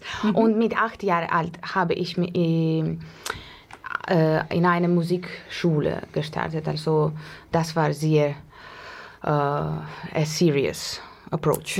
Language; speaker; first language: German; non-native, fluent; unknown